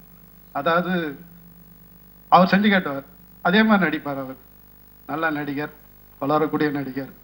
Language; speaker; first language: Tamil; native; Tamil